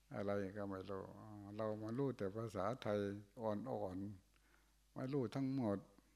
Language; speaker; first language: Thai; non-native, local second language; Northeastern Thai